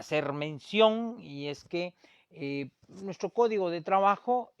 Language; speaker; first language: Spanish; native; Spanish